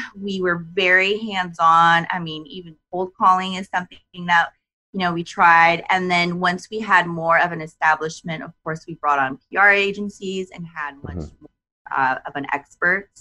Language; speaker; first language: English; non-native, fluent; Japanese